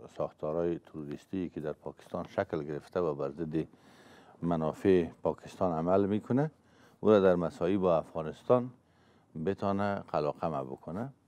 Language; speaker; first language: Persian; native; Persian